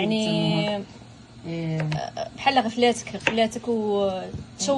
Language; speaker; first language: Arabic; native; Arabic